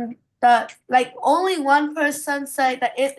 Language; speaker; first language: English; non-native, learner; Vietnamese